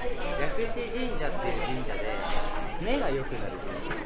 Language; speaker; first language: Japanese; native; Japanese